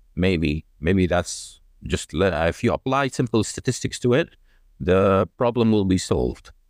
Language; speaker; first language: English; non-native, fluent; Arabic